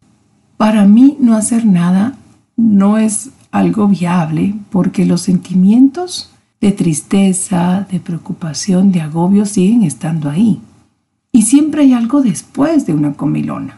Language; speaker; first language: Spanish; native; Spanish